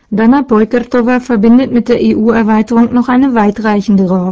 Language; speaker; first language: German; native; German